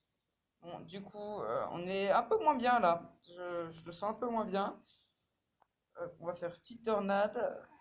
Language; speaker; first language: French; native; French